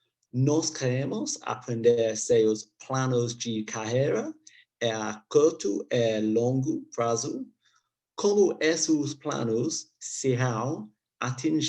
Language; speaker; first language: Portuguese; non-native, learner; English